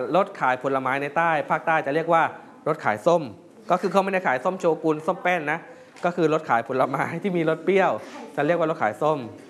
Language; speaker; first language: Thai; native; Thai